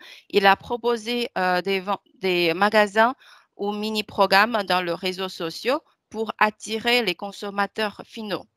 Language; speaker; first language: French; non-native, fluent; Chinese